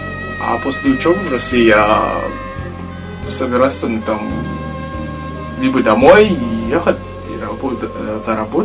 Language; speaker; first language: Russian; non-native, learner; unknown